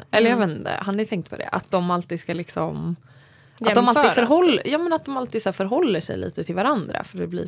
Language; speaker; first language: Swedish; native; Swedish